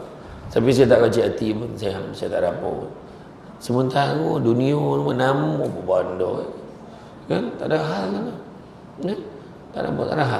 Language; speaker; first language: Malay; native; Malay